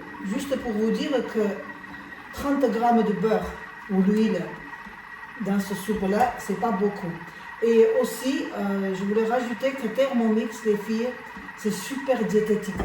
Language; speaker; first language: French; non-native, fluent; Armenian